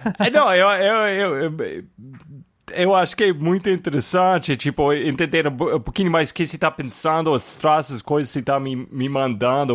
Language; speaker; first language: Portuguese; non-native, fluent; English